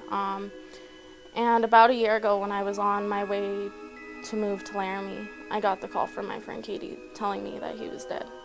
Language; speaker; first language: English; native; English